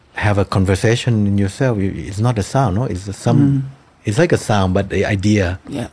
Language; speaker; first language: English; non-native, fluent; Thai